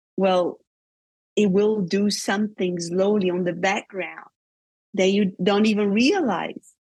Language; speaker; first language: English; non-native, fluent; Portuguese